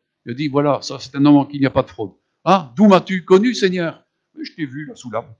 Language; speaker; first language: French; native; French